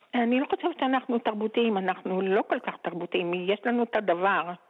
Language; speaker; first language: Hebrew; native; Hebrew